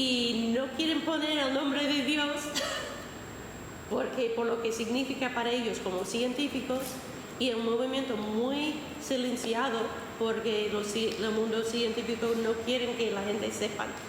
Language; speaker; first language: Spanish; non-native, fluent; English